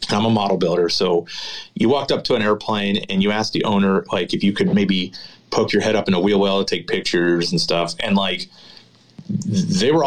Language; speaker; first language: English; native; English